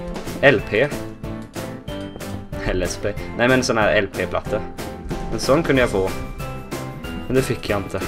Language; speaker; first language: Swedish; native; Swedish